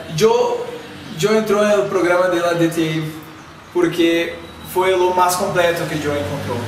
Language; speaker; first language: Spanish; non-native, learner; Portuguese